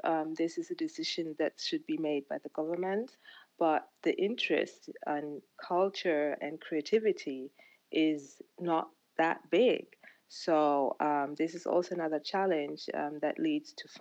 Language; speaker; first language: English; non-native, local second language; Ganda